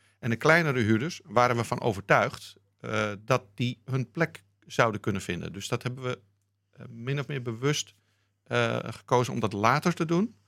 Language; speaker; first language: Dutch; native; Dutch